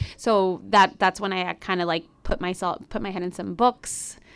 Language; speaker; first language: English; early bilingual, other home language; Spanish